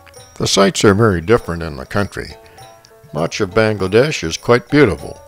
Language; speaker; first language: English; native; English